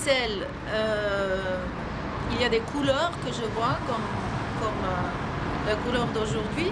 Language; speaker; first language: French; non-native, fluent; Serbian